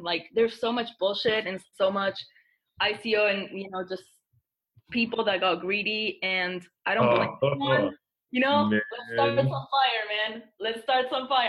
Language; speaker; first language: English; non-native, fluent; Spanish